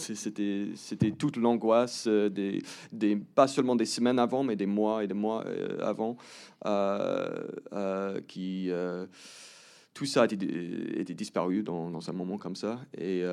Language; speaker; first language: French; early bilingual, heritage; English